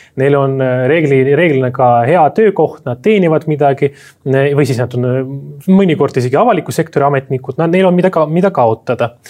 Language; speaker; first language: Estonian; non-native, local second language; Russian